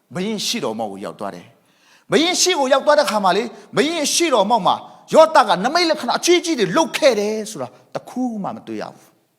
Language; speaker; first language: Burmese; non-native, local second language; Thado Chin